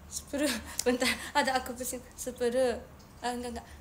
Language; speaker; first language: Indonesian; non-native, learner; Japanese